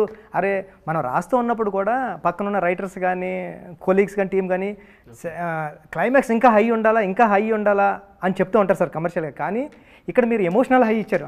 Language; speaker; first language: Telugu; native; Telugu